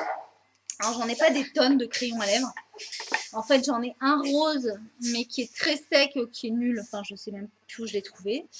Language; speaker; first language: French; native; French